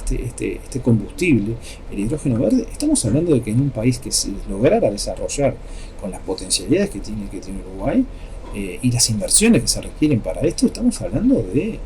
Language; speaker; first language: Spanish; native; Spanish